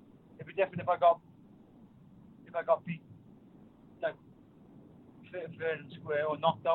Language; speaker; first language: English; native; English